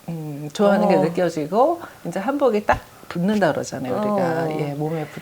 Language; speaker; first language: Korean; native; Korean